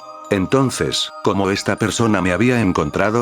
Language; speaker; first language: Spanish; native; Spanish